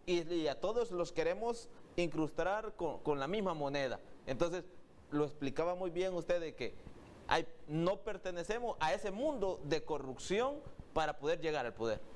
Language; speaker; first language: Spanish; native; Spanish